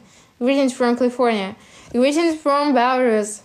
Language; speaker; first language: English; non-native, fluent; Russian